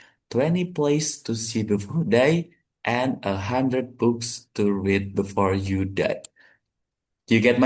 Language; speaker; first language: English; non-native, fluent; Indonesian